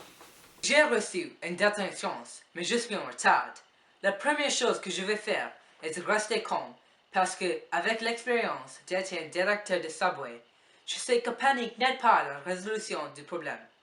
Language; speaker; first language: French; non-native, learner; English